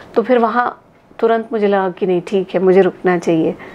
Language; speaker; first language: Hindi; native; Hindi